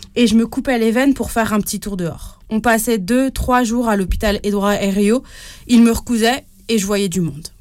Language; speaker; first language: French; native; French